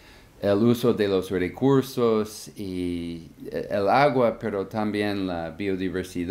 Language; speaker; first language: Spanish; non-native, fluent; English